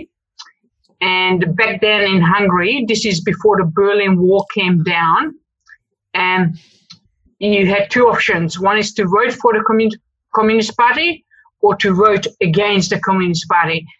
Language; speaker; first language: English; early bilingual, other home language; Hungarian